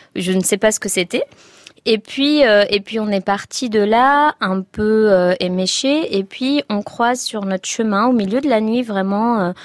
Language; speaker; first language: French; non-native, local second language; Arabic